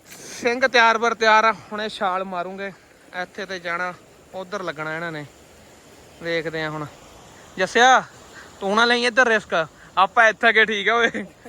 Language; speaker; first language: Punjabi; native; Punjabi